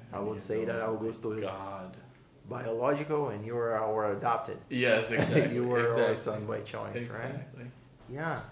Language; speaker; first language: English; non-native, fluent; Portuguese